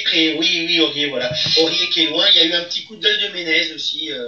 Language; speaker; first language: French; native; French